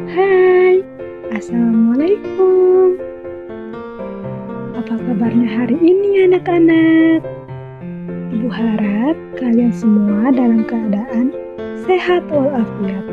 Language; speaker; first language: Indonesian; native; Indonesian